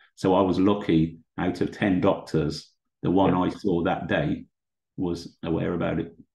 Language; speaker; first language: English; native; English